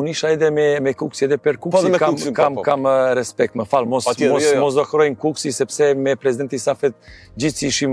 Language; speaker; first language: Albanian; non-native, learner; Serbian